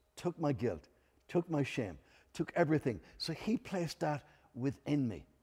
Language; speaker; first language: English; native; English